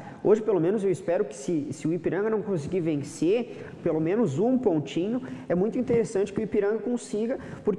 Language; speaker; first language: Portuguese; native; Portuguese